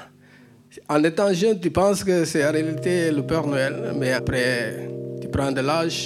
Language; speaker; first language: French; non-native, local second language; Wolof